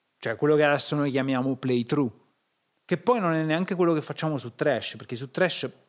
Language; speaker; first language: Italian; native; Italian